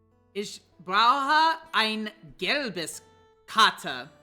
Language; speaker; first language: German; non-native, learner; English